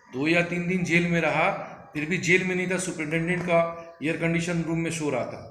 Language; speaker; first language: Hindi; non-native, local second language; Bangla